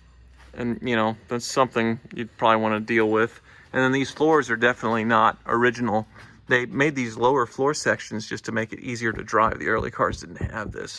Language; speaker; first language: English; native; English